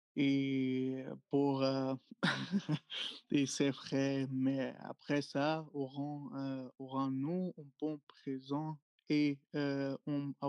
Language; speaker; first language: French; non-native, fluent; Arabic